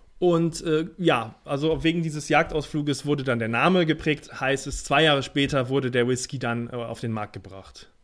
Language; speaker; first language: German; native; German